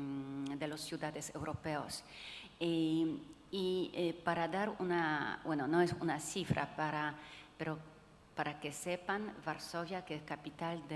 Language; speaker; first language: Spanish; non-native, fluent; Polish